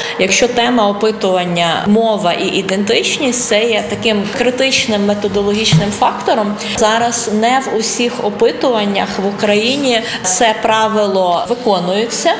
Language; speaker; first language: Ukrainian; non-native, local second language; Russian